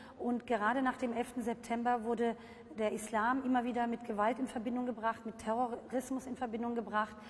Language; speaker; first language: German; early bilingual, other home language; Turkish